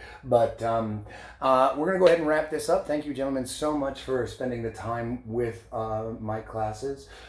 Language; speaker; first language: English; native; English